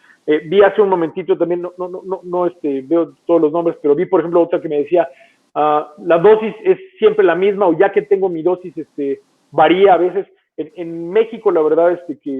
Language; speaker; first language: Spanish; native; Spanish